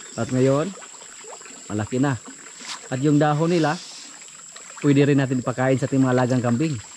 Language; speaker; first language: Filipino; non-native, local second language; Cebuano